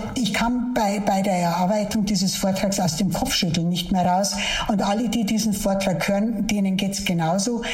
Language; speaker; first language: German; native; German